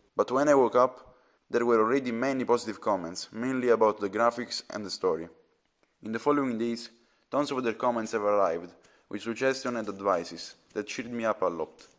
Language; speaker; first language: English; non-native, fluent; Italian